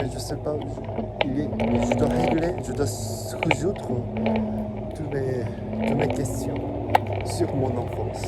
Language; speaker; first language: French; non-native, fluent; Korean